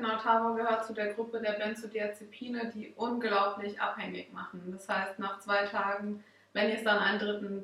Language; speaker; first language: German; native; German